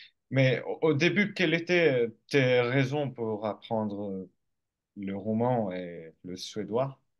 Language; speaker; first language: French; non-native, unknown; Finnish